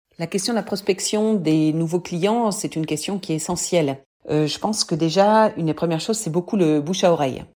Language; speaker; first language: French; native; French